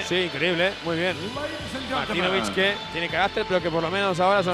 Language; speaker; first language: Spanish; native; Spanish